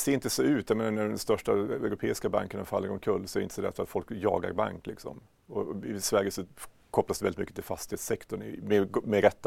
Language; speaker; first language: Swedish; native; Swedish